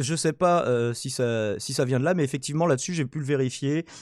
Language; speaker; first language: French; native; French